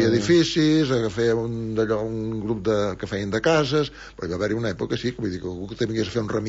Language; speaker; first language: Catalan; native; Catalan